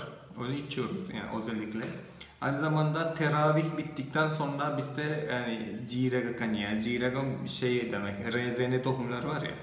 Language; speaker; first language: Turkish; non-native, fluent; Malayalam